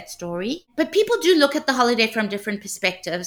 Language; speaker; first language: English; native; English